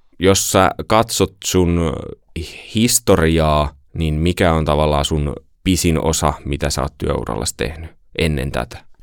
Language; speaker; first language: Finnish; native; Finnish